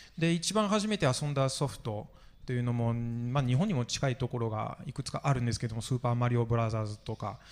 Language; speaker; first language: Japanese; non-native, fluent; French